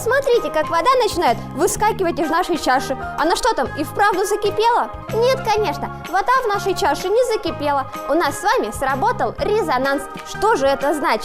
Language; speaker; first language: Russian; native; Russian